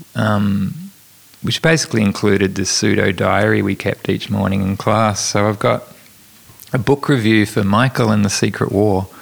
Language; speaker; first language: English; native; English